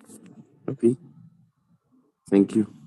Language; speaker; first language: English; non-native, learner; Spanish